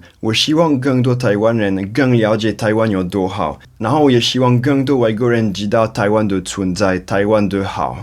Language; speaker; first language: Chinese; non-native, fluent; French